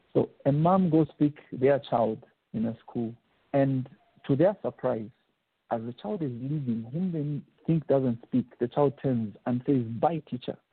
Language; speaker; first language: English; non-native, local second language; Bemba